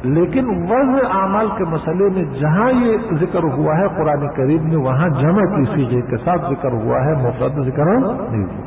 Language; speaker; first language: Urdu; non-native, local second language; Pashto